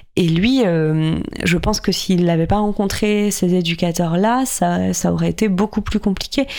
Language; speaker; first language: French; native; French